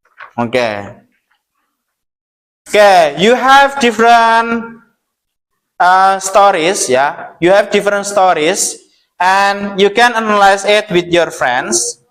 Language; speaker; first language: English; non-native, learner; Indonesian